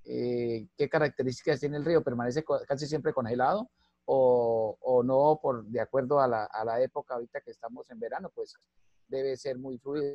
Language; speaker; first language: Spanish; native; Spanish